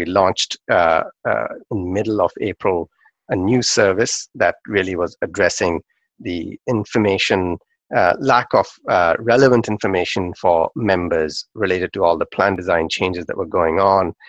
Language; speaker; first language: English; non-native, local second language; Urdu